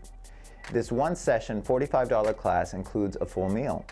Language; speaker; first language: English; native; English